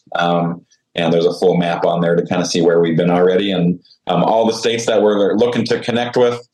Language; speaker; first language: English; native; English